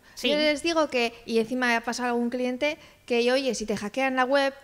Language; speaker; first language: Spanish; native; Spanish